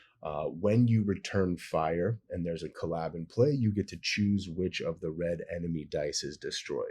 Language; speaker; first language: English; native; English